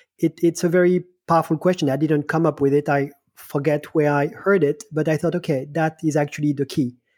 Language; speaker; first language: English; non-native, fluent; French